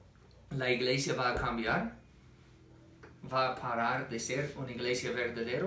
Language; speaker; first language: Spanish; non-native, fluent; English